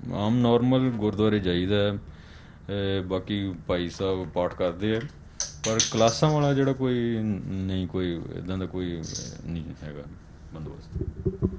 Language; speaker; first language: Punjabi; native; Punjabi